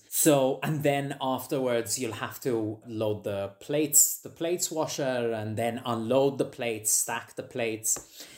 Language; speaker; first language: English; non-native, fluent; Maltese